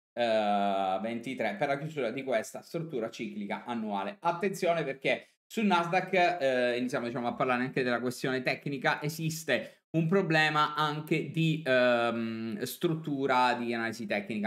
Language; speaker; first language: Italian; native; Italian